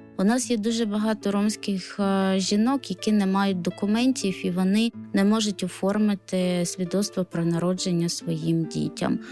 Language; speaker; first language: Ukrainian; non-native, local second language; Romany